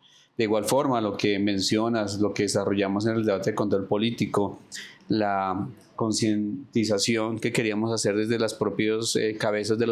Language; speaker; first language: Spanish; native; Spanish